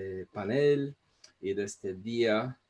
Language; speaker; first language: Spanish; non-native, fluent; Portuguese